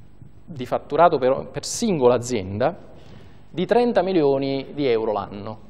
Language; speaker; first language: Italian; native; Italian